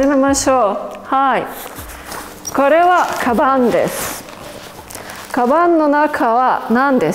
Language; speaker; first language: Japanese; non-native, fluent; Serbian